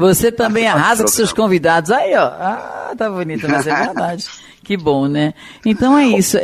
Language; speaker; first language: Portuguese; native; Portuguese